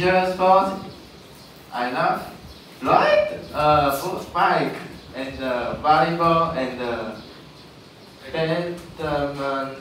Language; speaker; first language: English; non-native, learner; Chinese